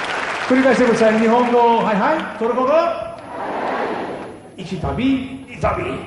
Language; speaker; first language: Japanese; non-native, learner; Turkish